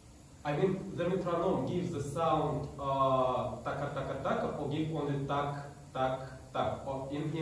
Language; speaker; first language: English; non-native, learner; Russian